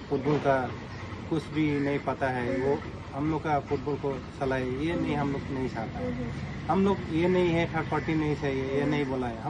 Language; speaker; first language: Hindi; non-native, local second language; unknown